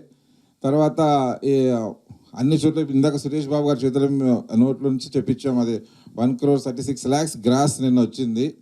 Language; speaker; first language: Telugu; native; Telugu